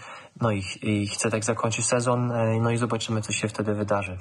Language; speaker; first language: Polish; early bilingual, heritage; German